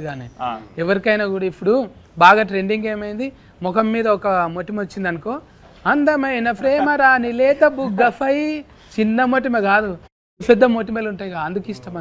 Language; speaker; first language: Telugu; native; Telugu